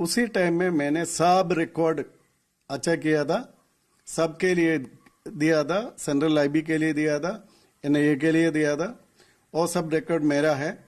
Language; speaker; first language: Hindi; non-native, local second language; Malayalam